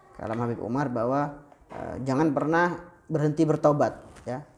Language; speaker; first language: Indonesian; non-native, local second language; Madurese